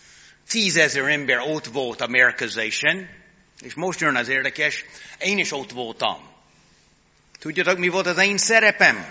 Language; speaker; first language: Hungarian; non-native, fluent; English